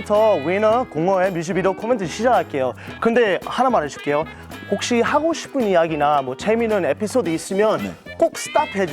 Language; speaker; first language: Korean; non-native, fluent; English